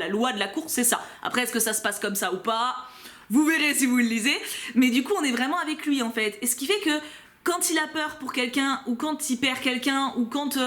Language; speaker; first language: French; native; French